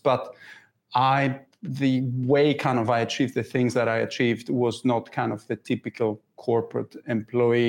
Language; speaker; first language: English; non-native, fluent; Greek